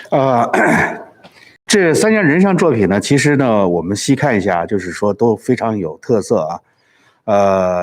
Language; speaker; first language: Chinese; native; Chinese